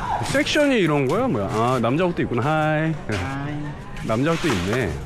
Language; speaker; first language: Korean; native; Korean